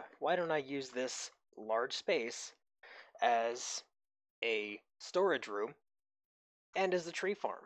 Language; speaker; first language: English; native; English